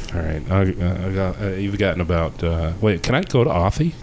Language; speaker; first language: English; native; English